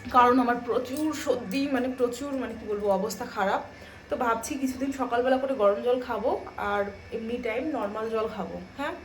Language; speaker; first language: Bangla; non-native, local second language; Rangpuri